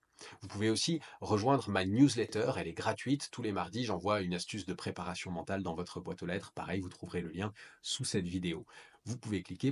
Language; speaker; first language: French; native; French